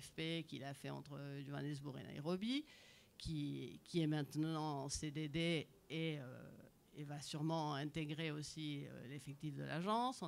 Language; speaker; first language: French; native; French